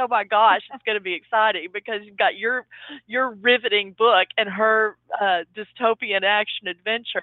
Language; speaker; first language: English; native; English